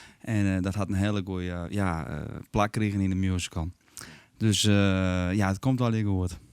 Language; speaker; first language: Dutch; non-native, local second language; Western Frisian